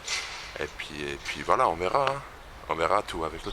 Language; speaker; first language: French; non-native, fluent; Bosnian